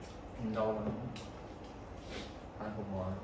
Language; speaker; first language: Vietnamese; non-native, learner; Thai